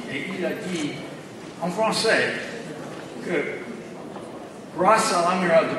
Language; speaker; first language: French; non-native, fluent; English